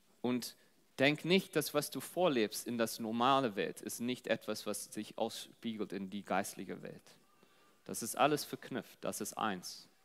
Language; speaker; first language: German; non-native, fluent; English